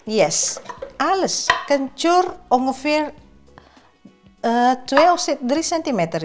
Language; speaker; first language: Dutch; non-native, learner; Indonesian